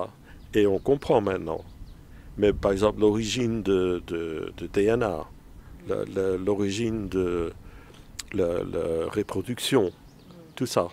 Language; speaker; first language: French; non-native, fluent; Dutch